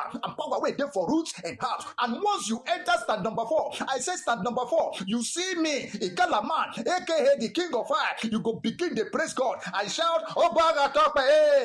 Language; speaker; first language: Nigerian Pidgin; non-native, local second language; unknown